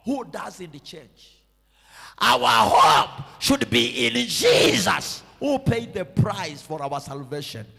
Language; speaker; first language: English; non-native, local second language; Swahili